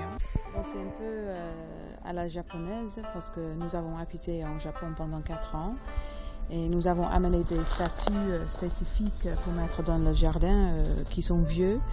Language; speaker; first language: French; non-native, fluent; English